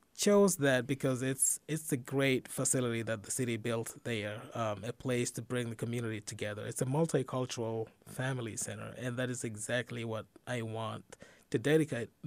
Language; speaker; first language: English; non-native, fluent; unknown